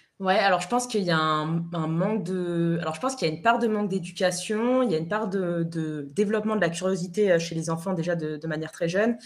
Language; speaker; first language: French; non-native, fluent; Spanish